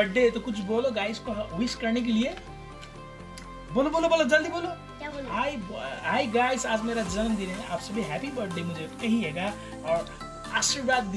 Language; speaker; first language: Hindi; non-native, local second language; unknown